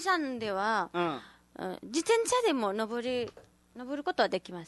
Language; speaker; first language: Japanese; non-native, learner; Nepali